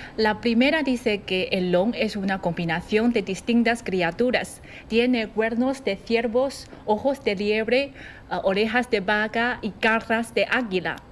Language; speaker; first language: Spanish; non-native, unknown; Chinese